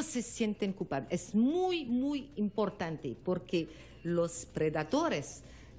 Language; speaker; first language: Spanish; non-native, learner; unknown